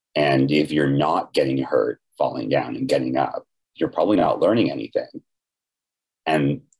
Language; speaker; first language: English; native; English